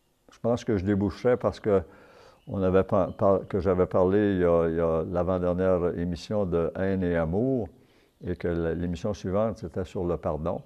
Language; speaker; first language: French; native; French